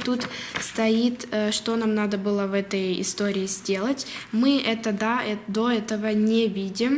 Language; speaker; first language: Russian; early bilingual, heritage; Russian